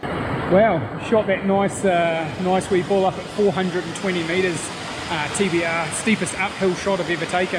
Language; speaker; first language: English; native; English